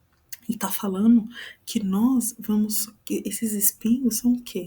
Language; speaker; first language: Portuguese; native; Portuguese